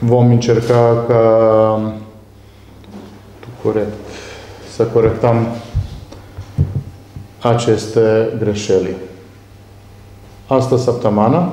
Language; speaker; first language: Romanian; non-native, learner; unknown